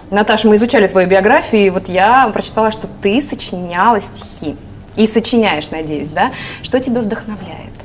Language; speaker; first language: Russian; native; Russian